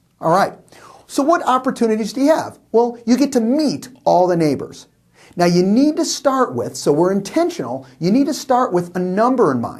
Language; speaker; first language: English; native; English